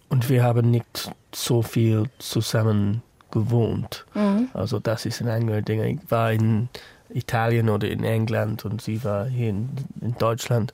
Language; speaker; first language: German; non-native, learner; English